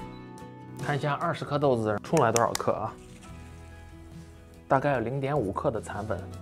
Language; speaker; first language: Chinese; native; Chinese